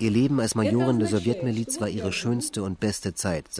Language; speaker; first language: German; native; German